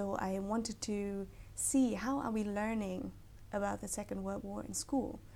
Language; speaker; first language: English; non-native, fluent; German